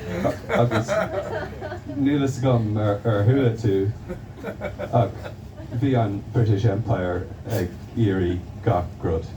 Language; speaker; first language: Irish; non-native, local second language; English